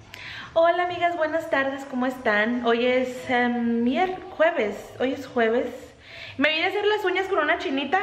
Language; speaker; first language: Spanish; native; Spanish